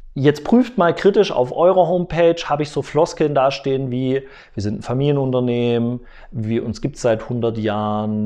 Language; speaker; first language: German; native; German